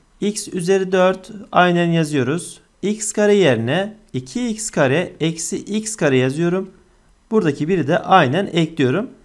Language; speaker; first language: Turkish; native; Turkish